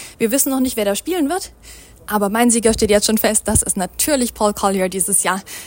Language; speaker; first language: German; native; German